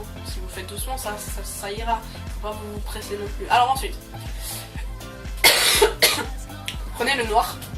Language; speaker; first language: French; native; French